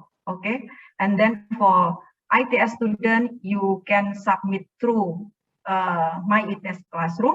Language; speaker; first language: English; non-native, fluent; Indonesian